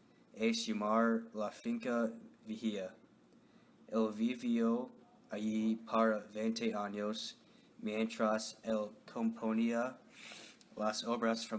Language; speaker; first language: Spanish; non-native, learner; English